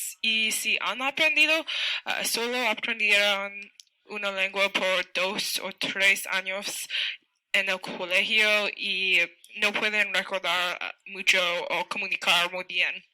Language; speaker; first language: Spanish; non-native, learner; English